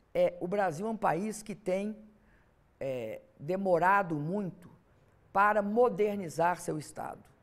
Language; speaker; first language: Portuguese; native; Portuguese